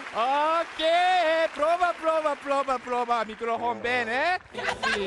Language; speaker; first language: Italian; non-native, learner; Japanese